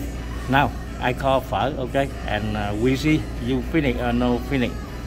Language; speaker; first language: English; non-native, learner; Vietnamese